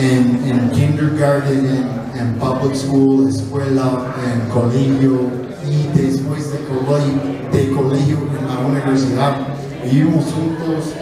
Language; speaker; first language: Spanish; non-native, fluent; English